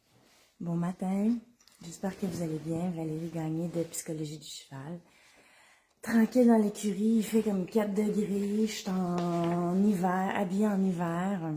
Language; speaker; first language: French; native; French